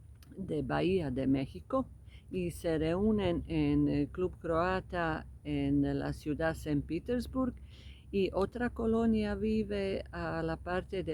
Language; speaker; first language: Spanish; non-native, fluent; Croatian